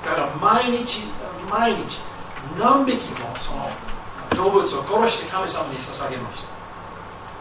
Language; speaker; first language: Japanese; non-native, fluent; English